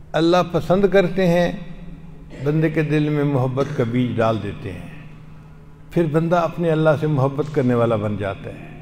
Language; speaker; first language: Urdu; non-native, local second language; Punjabi